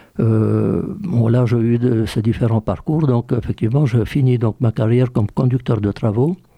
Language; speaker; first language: French; early bilingual, other home language; Polish